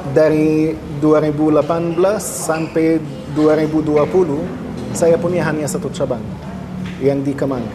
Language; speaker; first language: Indonesian; non-native, fluent; Arabic